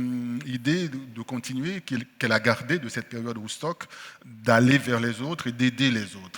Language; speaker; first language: French; non-native, local second language; Haitian Creole